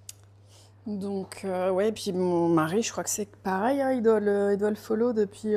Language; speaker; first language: French; native; French